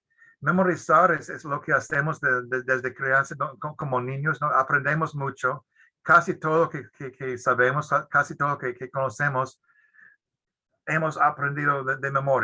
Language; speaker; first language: Spanish; non-native, fluent; English